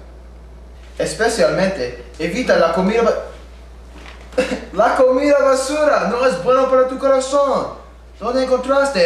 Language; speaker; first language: Spanish; non-native, learner; English